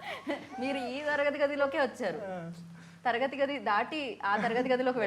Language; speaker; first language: Telugu; native; Telugu